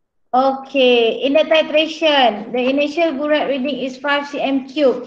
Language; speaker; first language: English; non-native, local second language; Malay